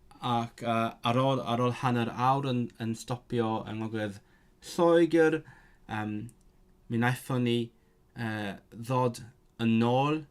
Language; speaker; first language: Welsh; non-native, learner; Cantonese